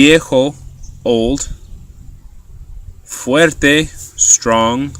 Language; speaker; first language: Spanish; non-native, fluent; English